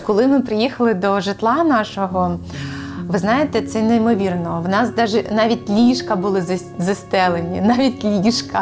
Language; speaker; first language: Ukrainian; native; Ukrainian